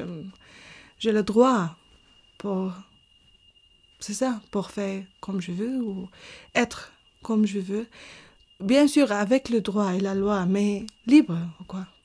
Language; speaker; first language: French; non-native, learner; Arabic